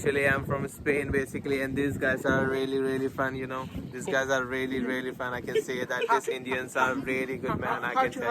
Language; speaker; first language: English; non-native, local second language; Hindi